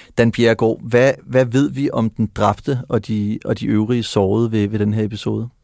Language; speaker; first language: Danish; native; Danish